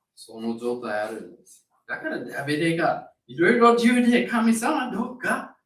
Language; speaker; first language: Japanese; non-native, learner; English